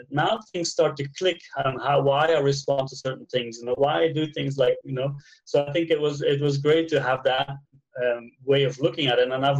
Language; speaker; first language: English; non-native, fluent; Dutch